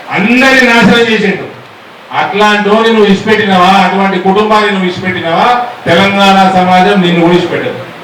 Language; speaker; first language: Telugu; native; Telugu